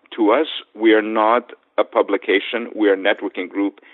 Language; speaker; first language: English; native; English